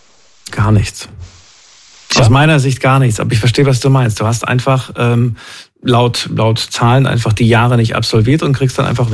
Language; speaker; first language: German; native; German